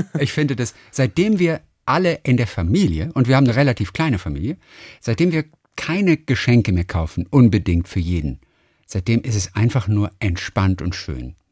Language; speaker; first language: German; native; German